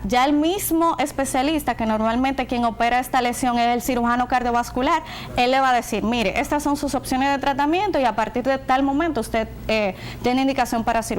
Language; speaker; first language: Spanish; native; Spanish